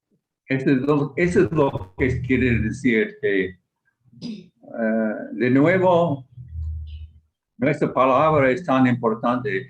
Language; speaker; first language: Spanish; non-native, fluent; English